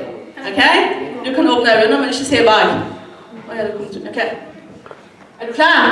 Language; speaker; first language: Norwegian; non-native, fluent; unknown